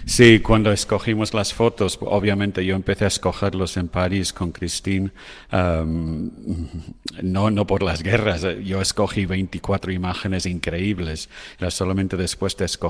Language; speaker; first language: Spanish; non-native, fluent; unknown